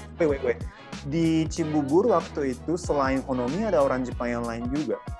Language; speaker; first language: Indonesian; non-native, fluent; Japanese